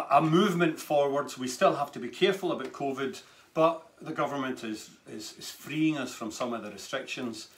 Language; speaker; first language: English; native; English